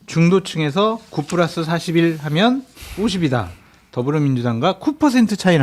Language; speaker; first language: Korean; native; Korean